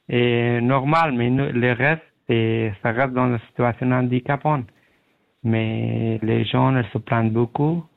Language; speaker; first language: French; non-native, learner; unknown